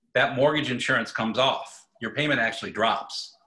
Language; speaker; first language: English; native; English